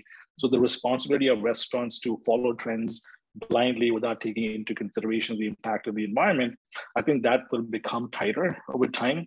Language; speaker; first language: English; non-native, local second language; Hindi